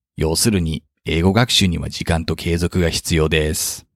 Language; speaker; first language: Japanese; native; Japanese